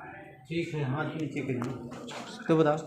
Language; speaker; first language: Hindi; native; Hindi